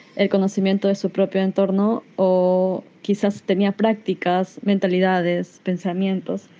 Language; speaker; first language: Spanish; native; Spanish